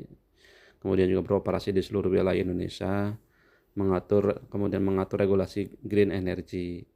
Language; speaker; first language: Indonesian; native; Indonesian